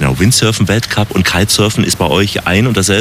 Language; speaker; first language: German; native; German